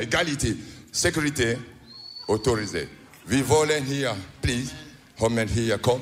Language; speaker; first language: English; non-native, learner; German